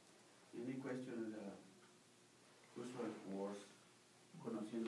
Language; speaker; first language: English; non-native, learner; Spanish